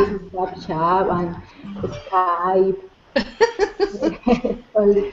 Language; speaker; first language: English; non-native, learner; Spanish